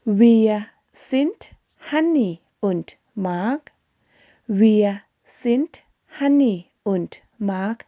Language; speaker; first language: German; non-native, fluent; Thai